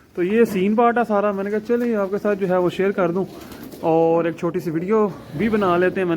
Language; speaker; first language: Urdu; non-native, local second language; Punjabi